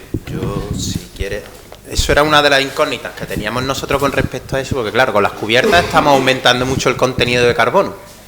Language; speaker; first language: Spanish; native; Spanish